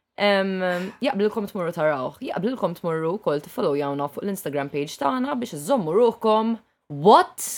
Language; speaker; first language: Maltese; native; Maltese